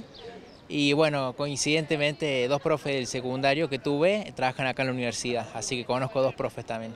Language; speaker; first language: Spanish; native; Spanish